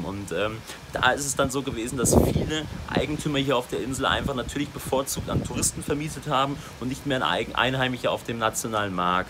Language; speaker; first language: German; native; German